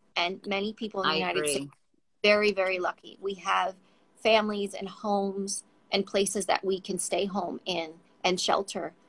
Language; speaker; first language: English; native; English